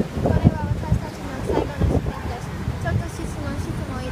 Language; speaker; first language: Japanese; non-native, learner; English